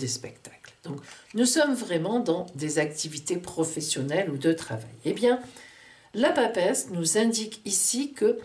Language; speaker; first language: French; native; French